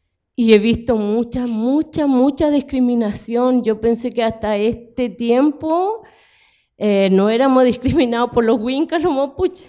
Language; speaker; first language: Spanish; non-native, local second language; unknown